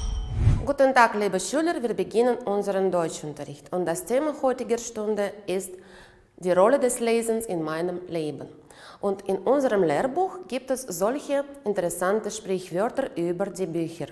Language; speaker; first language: German; non-native, fluent; Uzbek